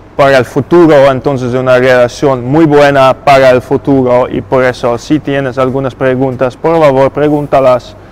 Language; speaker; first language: Spanish; non-native, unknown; Dutch